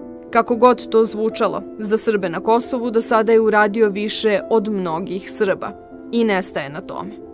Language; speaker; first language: Serbian; native; Serbian